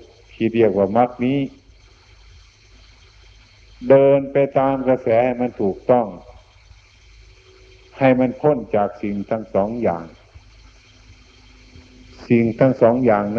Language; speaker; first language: Thai; native; Thai